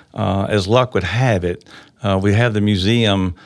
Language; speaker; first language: English; native; English